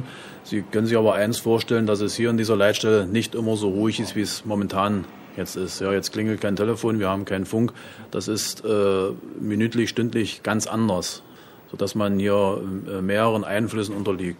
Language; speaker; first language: German; native; German